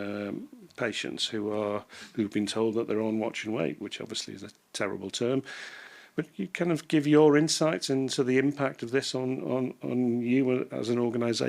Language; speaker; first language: English; native; English